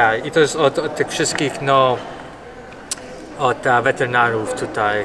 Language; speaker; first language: Polish; early bilingual, other home language; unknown